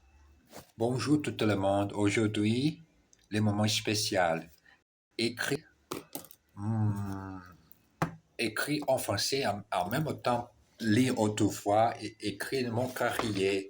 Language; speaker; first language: French; non-native, learner; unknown